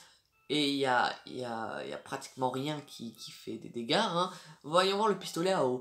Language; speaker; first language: French; native; French